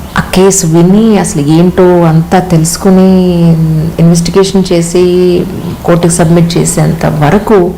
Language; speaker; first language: Telugu; native; Telugu